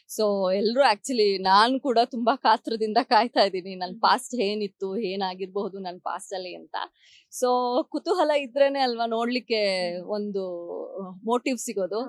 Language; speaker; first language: Kannada; non-native, local second language; Kodava